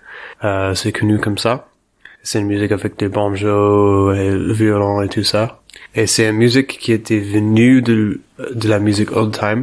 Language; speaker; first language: French; non-native, learner; English